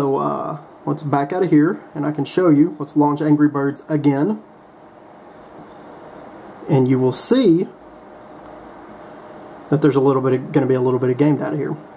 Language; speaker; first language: English; native; English